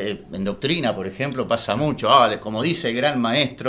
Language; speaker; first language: Spanish; native; Spanish